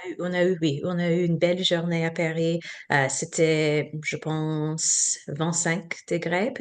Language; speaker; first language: French; non-native, learner; English